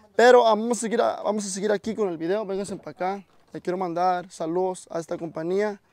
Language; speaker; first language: Spanish; early bilingual, heritage; Spanish